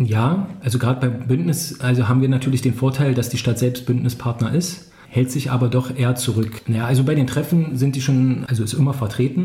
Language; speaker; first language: German; native; German